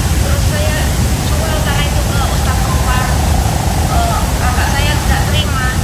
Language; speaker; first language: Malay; non-native, local second language; Javanese